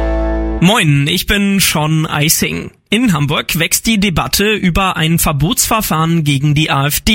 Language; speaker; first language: German; native; German